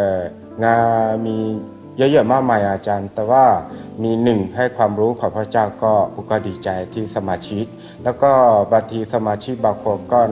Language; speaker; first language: Thai; non-native, local second language; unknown